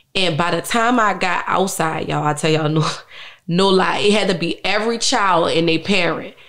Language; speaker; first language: English; native; English